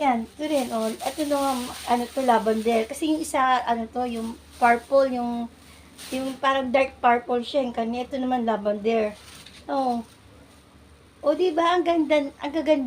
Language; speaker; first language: Filipino; native; Filipino